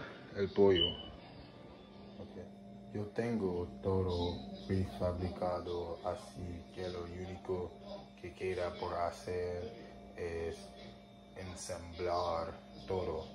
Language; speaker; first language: Spanish; non-native, learner; English